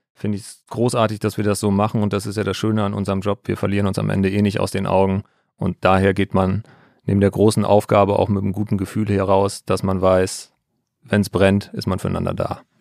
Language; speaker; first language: German; native; German